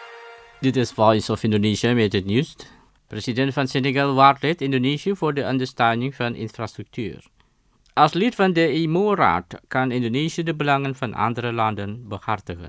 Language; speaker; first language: Dutch; non-native, fluent; Indonesian